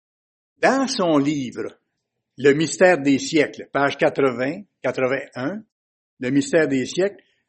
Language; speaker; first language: French; native; French